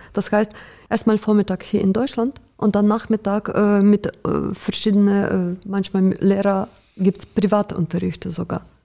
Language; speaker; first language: German; non-native, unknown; Russian